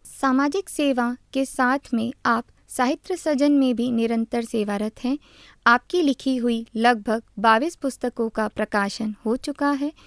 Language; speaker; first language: Hindi; native; Hindi